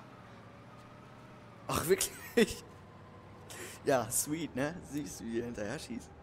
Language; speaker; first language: German; native; German